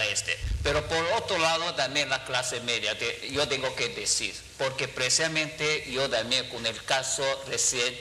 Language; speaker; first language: Spanish; non-native, fluent; Chinese